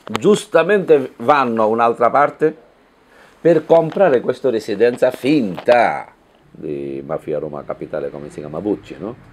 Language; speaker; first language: Italian; non-native, learner; Bangla